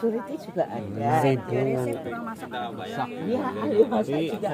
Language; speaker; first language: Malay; non-native, local second language; Javanese